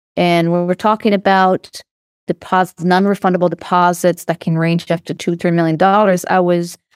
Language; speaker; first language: English; non-native, fluent; Hebrew